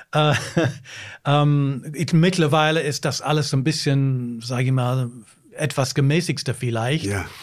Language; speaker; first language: German; non-native, fluent; English